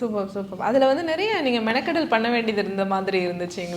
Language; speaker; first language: Tamil; native; Tamil